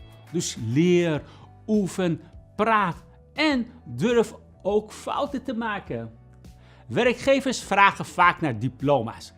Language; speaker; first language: Dutch; non-native, fluent; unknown